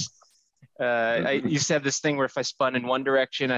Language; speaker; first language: English; native; English